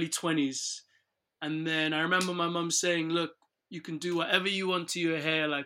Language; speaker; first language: English; non-native, local second language; Yoruba